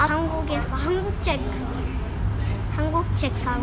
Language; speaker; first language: Korean; early bilingual, heritage; Korean